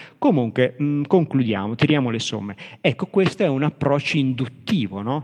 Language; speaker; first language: Italian; native; Italian